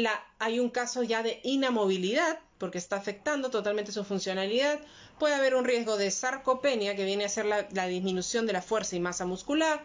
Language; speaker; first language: Spanish; native; Spanish